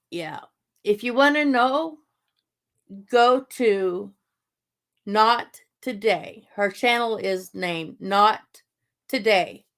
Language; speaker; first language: English; native; English